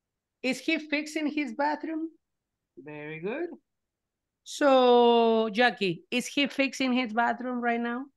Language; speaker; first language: English; non-native, fluent; Spanish